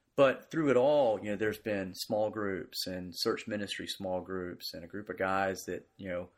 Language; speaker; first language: English; native; English